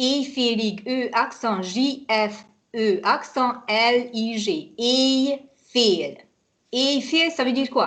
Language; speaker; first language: French; non-native, fluent; Hungarian